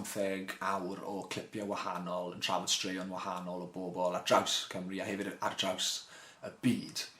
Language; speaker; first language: Welsh; non-native, local second language; English